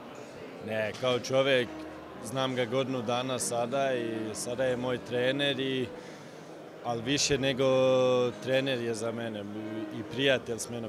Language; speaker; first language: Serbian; early bilingual, heritage; Serbian